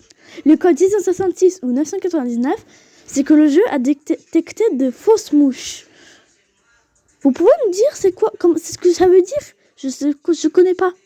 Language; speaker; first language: French; native; French